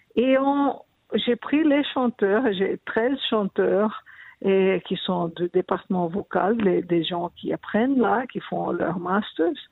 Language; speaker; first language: French; non-native, fluent; Portuguese